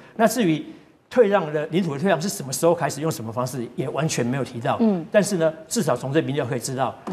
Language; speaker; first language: Chinese; native; Chinese